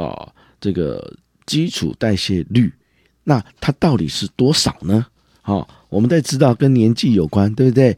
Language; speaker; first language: Chinese; native; Chinese